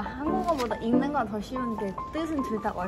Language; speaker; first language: Korean; non-native, fluent; Thai